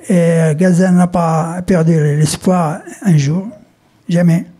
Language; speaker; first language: French; non-native, fluent; Arabic